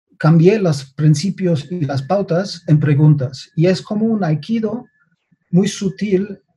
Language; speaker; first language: Spanish; non-native, fluent; German